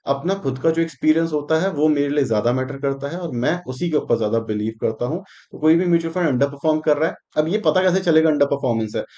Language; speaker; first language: Hindi; native; Hindi